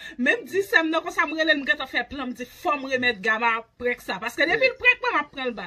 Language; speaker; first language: French; non-native, learner; Haitian Creole